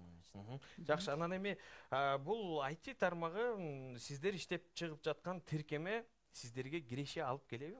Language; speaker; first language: Kyrgyz; native; Kyrgyz